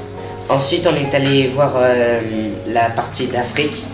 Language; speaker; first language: French; non-native, fluent; Spanish